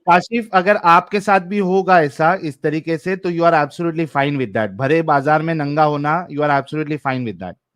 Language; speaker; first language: Hindi; native; Hindi